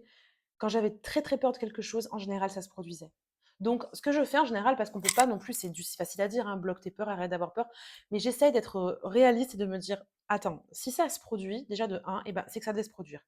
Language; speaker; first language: French; native; French